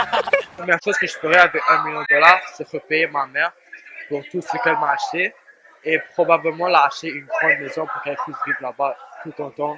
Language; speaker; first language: French; non-native, local second language; English